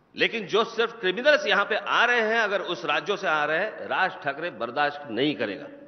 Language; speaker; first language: Hindi; non-native, local second language; Marathi